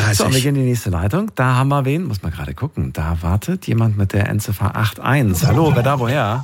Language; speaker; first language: German; native; German